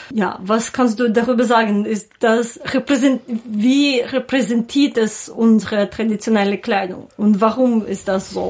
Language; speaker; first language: German; non-native, learner; Ukrainian